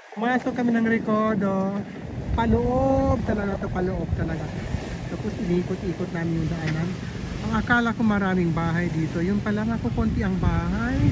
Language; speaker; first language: Filipino; non-native, local second language; Chavacano